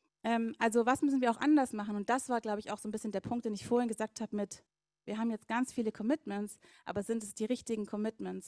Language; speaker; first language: German; native; German